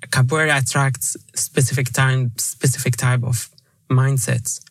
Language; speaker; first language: English; non-native, fluent; Arabic